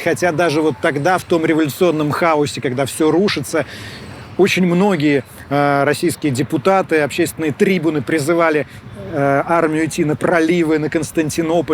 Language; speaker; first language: Russian; native; Russian